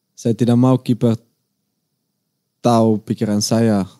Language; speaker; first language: Indonesian; non-native, learner; Dutch